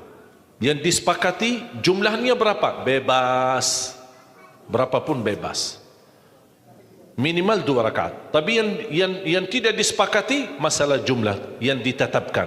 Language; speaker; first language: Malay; non-native, fluent; Arabic